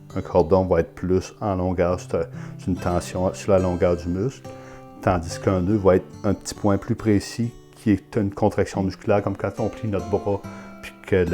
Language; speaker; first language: French; native; French